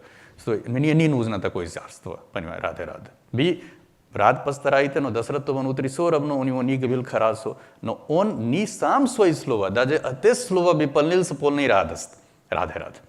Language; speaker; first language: Russian; non-native, learner; Hindi